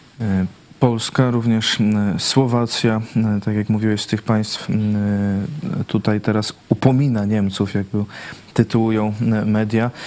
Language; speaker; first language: Polish; native; Polish